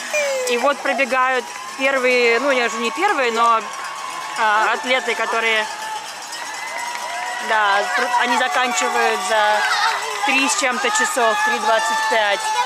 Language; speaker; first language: Russian; native; Russian